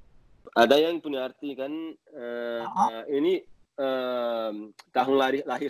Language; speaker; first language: Indonesian; non-native, learner; Portuguese